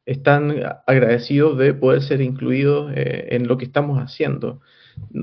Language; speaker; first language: Spanish; native; Spanish